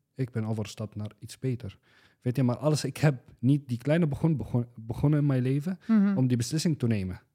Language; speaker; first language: Dutch; non-native, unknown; Arabic